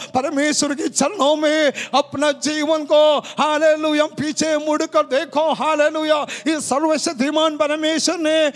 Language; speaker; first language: Hindi; non-native, local second language; Malayalam